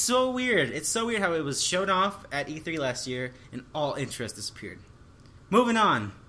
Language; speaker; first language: English; native; English